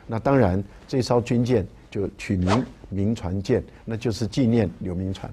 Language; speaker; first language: Chinese; native; Chinese